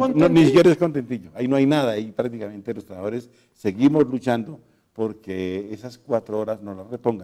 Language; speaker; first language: Spanish; native; Spanish